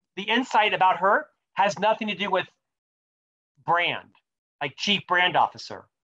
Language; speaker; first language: English; native; English